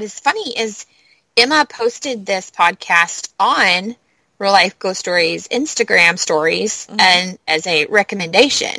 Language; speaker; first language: English; native; English